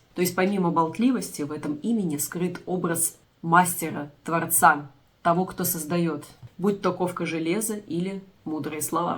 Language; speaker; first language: Russian; native; Russian